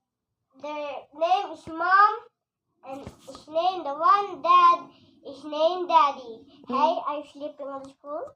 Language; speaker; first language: English; non-native, learner; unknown